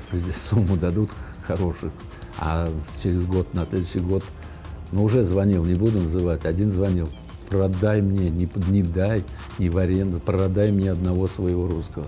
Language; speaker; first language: Russian; native; Russian